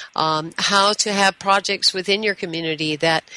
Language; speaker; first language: English; native; English